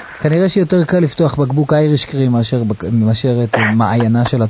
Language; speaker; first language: Hebrew; native; Hebrew